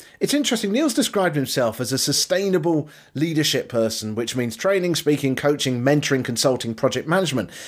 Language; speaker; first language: English; native; English